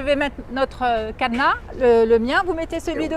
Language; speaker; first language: French; native; French